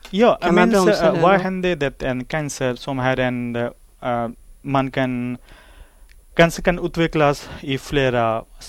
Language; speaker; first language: Swedish; non-native, learner; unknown